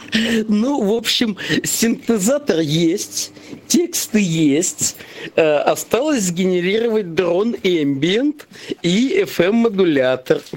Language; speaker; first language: Russian; native; Russian